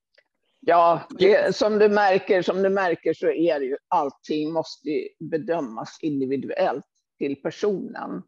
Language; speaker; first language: Swedish; native; Swedish